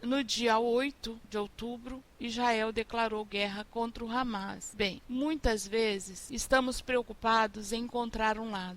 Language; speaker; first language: Portuguese; native; Portuguese